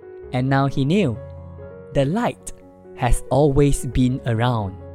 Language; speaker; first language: English; non-native, local second language; Chinese